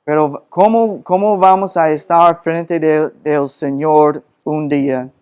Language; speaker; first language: Spanish; non-native, fluent; English